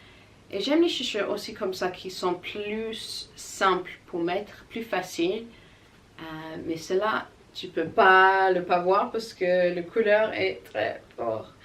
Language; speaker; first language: French; non-native, learner; English